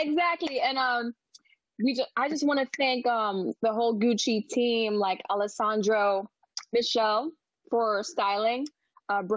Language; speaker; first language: English; non-native, local second language; Filipino